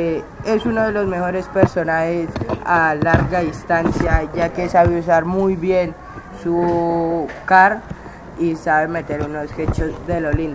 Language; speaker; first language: Spanish; native; Spanish